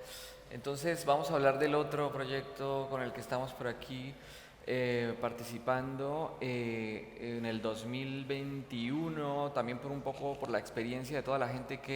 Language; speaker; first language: Spanish; native; Spanish